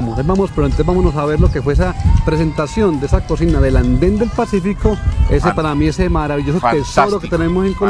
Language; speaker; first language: Spanish; native; Spanish